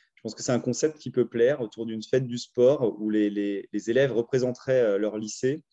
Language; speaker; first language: French; native; French